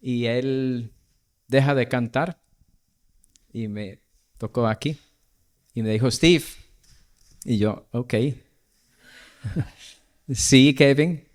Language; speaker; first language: Spanish; non-native, fluent; English